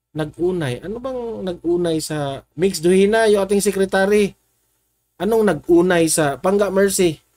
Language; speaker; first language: Filipino; non-native, local second language; Cebuano